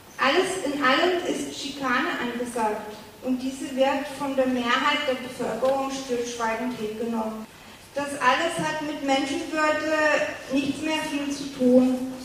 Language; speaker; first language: German; native; German